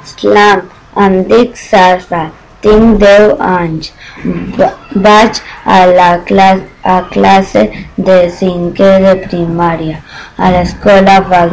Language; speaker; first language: Catalan; non-native, learner; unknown